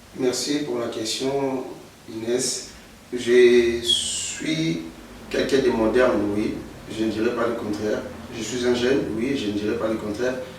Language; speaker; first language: French; non-native, local second language; Lingala